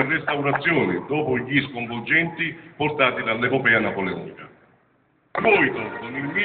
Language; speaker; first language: Italian; native; Italian